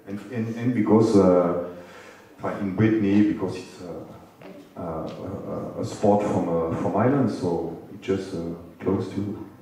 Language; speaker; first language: English; non-native, fluent; French